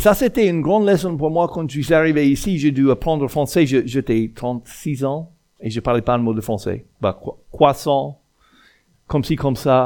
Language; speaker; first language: French; non-native, fluent; English